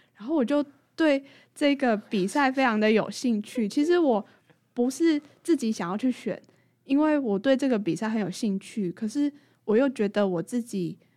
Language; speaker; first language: Chinese; native; Chinese